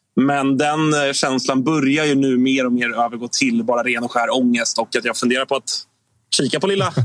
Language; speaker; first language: Swedish; native; Swedish